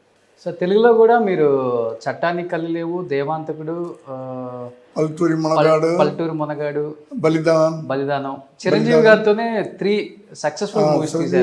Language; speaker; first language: Telugu; native; Telugu